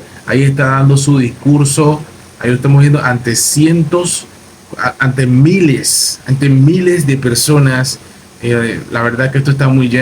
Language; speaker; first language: Spanish; native; Spanish